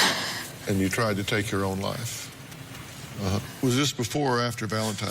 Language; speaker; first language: English; native; English